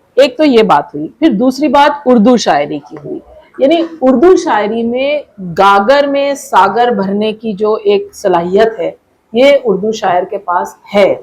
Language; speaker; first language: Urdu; native; Urdu